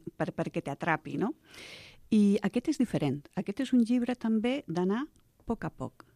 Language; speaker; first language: Catalan; non-native, local second language; Spanish